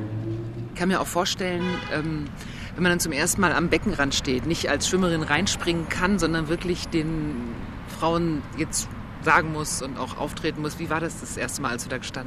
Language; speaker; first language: German; native; German